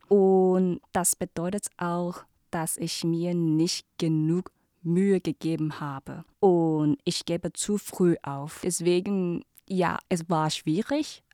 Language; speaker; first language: German; non-native, fluent; Cantonese